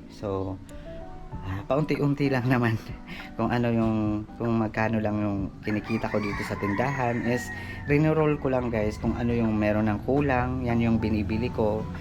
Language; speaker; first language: Filipino; non-native, local second language; Waray